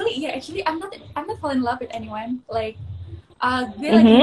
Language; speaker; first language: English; non-native, local second language; Indonesian